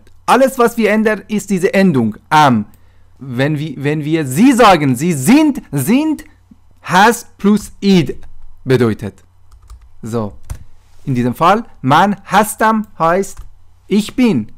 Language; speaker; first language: German; non-native, fluent; Persian